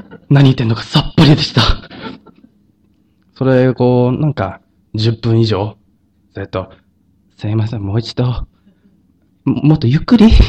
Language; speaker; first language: Japanese; non-native, fluent; Korean